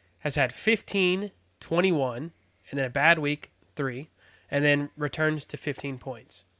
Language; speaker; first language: English; native; English